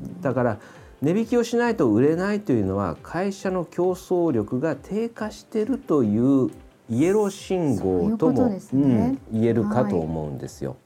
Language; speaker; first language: Japanese; native; Japanese